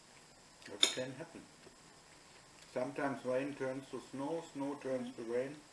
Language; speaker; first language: English; non-native, fluent; German